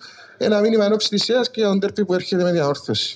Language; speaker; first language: Greek; native; Greek